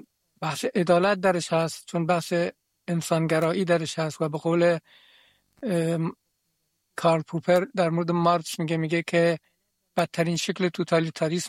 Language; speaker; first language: Persian; native; Persian